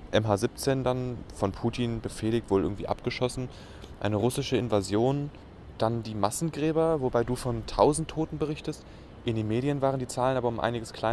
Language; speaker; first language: German; native; German